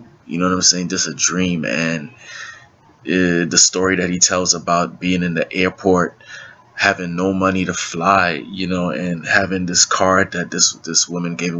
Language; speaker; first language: English; native; English